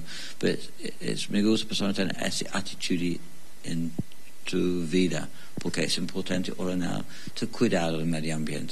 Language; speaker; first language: Spanish; non-native, learner; English